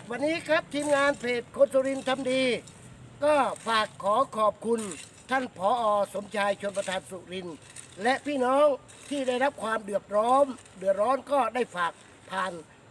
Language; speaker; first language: Thai; native; Thai